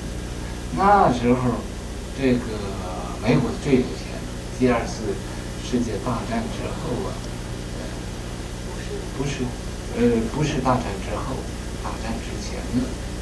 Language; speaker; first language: Chinese; native; Chinese